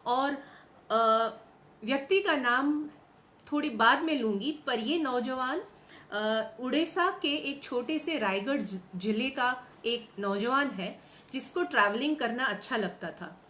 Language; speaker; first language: Hindi; non-native, local second language; Gujarati